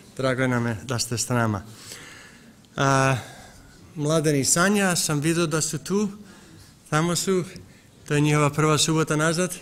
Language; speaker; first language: Serbian; early bilingual, heritage; Serbian